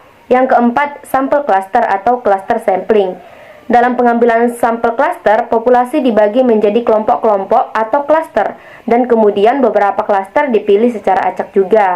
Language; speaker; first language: Indonesian; native; Indonesian